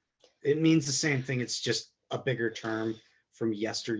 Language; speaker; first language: English; native; English